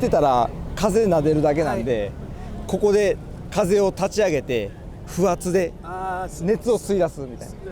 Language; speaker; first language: Japanese; native; Japanese